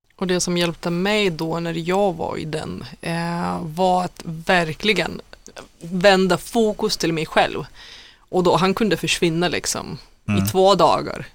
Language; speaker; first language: Swedish; non-native, fluent; Lithuanian